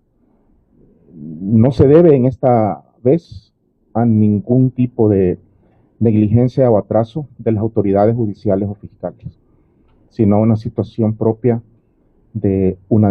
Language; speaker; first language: Spanish; native; Spanish